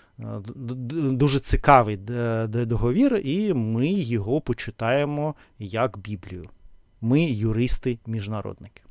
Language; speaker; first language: Ukrainian; non-native, learner; Russian